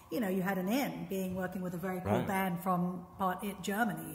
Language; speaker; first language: English; native; English